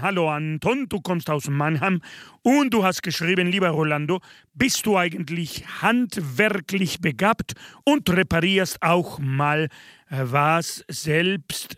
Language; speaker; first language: German; non-native, fluent; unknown